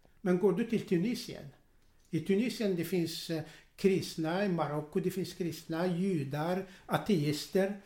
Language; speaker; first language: Swedish; non-native, fluent; Arabic